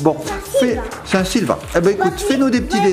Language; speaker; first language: French; native; French